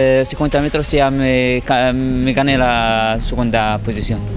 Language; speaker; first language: Spanish; non-native, fluent; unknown